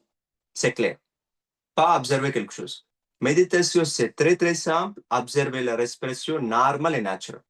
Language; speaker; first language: French; non-native, learner; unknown